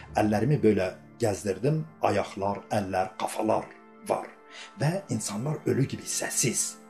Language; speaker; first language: Turkish; non-native, local second language; Kurdish